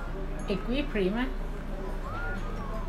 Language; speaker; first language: Italian; non-native, learner; Thai